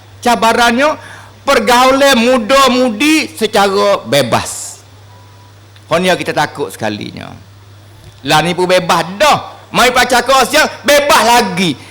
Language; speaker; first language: Malay; native; Malay